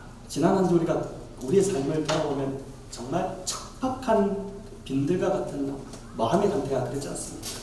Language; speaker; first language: Korean; native; Korean